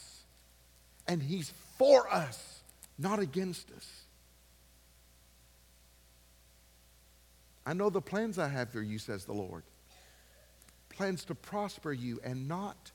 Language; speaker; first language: English; native; English